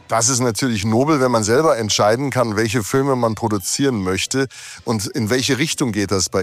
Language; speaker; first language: German; native; German